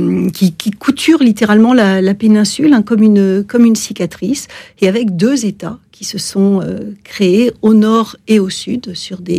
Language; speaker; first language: French; native; French